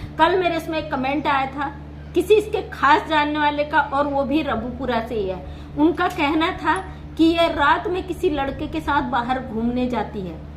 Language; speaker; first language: Hindi; native; Hindi